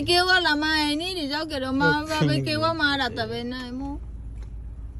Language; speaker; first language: Japanese; non-native, learner; Vietnamese